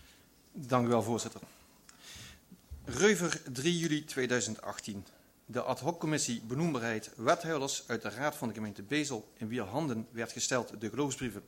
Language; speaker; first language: Dutch; native; Dutch